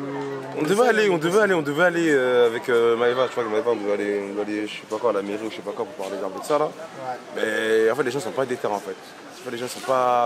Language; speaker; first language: French; native; French